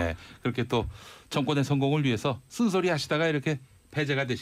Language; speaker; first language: Korean; native; Korean